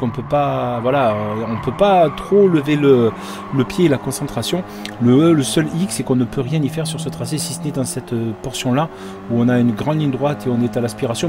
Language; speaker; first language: French; native; French